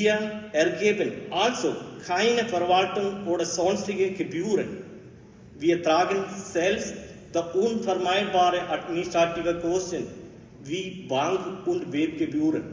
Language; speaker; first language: German; non-native, fluent; Malayalam